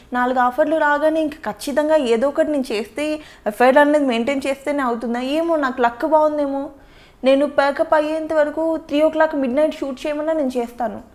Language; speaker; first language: Telugu; native; Telugu